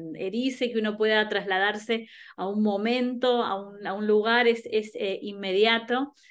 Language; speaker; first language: Spanish; native; Spanish